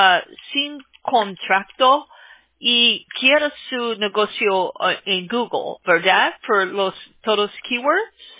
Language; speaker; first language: Spanish; non-native, learner; English